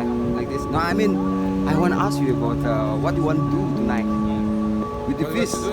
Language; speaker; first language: English; non-native, learner; Indonesian